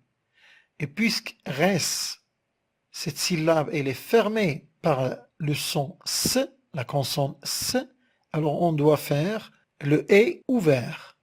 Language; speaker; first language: French; non-native, local second language; Arabic